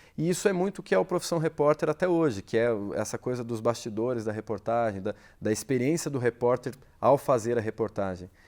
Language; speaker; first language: Portuguese; native; Portuguese